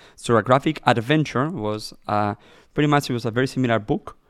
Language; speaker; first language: English; non-native, fluent; Spanish